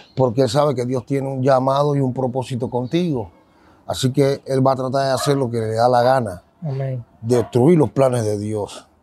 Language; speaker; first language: Spanish; native; Spanish